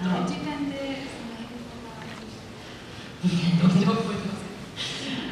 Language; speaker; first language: Japanese; non-native, fluent; English